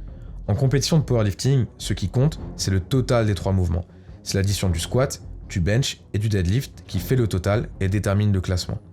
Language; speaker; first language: French; native; French